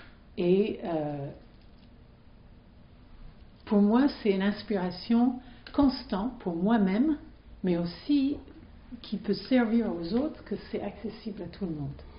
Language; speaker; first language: French; non-native, fluent; English